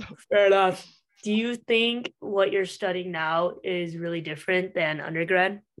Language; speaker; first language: English; early bilingual, other home language; Chinese